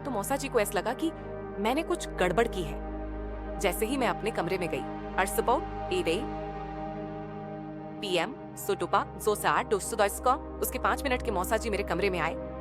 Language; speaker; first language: Hindi; native; Hindi